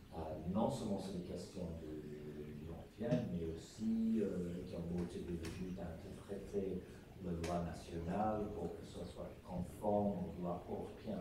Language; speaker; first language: French; non-native, fluent; English